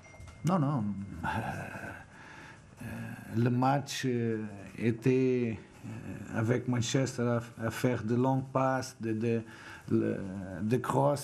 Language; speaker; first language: French; non-native, fluent; Portuguese